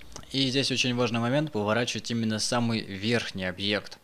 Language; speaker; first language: Russian; native; Russian